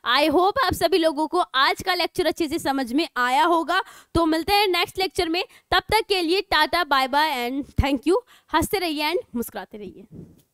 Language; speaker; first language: Hindi; native; Hindi